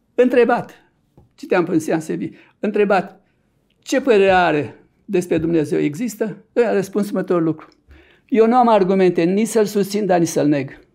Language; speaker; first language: Romanian; native; Romanian